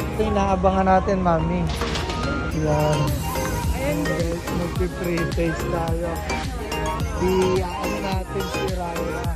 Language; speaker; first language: Filipino; native; Filipino